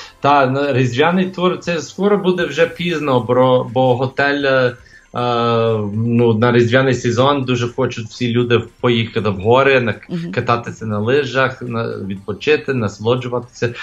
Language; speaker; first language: Ukrainian; early bilingual, heritage; English